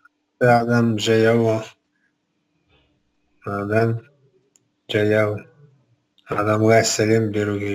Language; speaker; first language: Kazakh; non-native, local second language; Russian